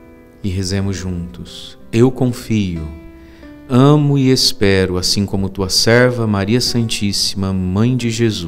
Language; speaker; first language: Portuguese; native; Portuguese